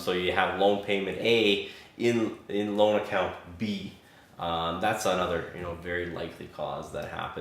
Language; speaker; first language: English; native; English